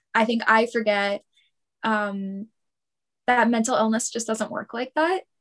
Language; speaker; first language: English; native; English